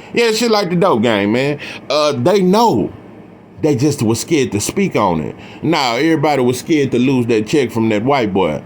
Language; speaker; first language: English; native; English